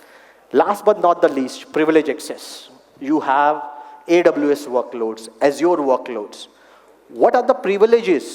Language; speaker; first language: English; non-native, local second language; Hindi